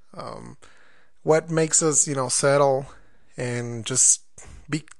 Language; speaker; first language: English; non-native, fluent; Spanish